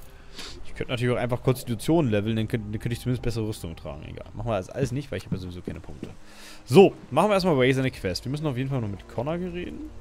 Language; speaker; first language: German; native; German